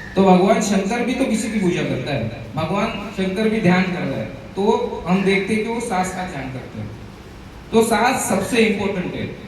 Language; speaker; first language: Hindi; non-native, local second language; Marathi